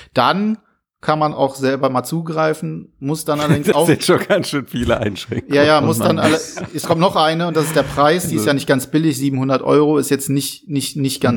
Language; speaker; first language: German; native; German